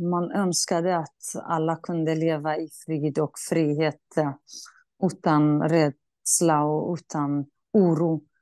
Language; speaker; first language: Swedish; non-native, fluent; Central Kurdish